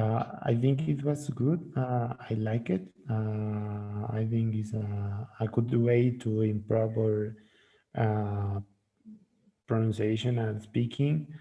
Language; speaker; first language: English; non-native, learner; Spanish